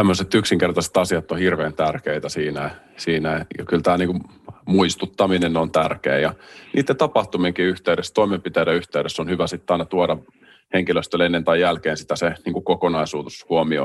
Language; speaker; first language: Finnish; native; Finnish